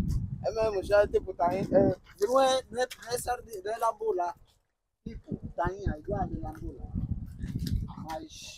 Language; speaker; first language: Portuguese; non-native, local second language; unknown